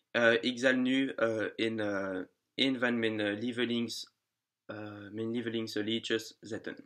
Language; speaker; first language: Dutch; non-native, learner; French